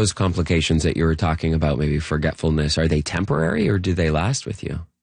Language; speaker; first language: English; native; English